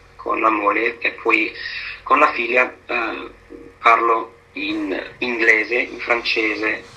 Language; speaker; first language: Italian; non-native, fluent; English